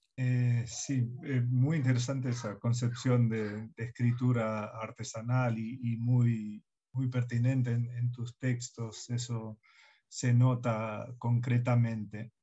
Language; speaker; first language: Spanish; early bilingual, heritage; Spanish